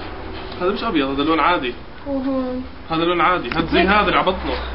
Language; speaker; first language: Arabic; early bilingual, heritage; Arabic